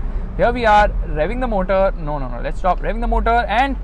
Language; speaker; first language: English; non-native, local second language; Hindi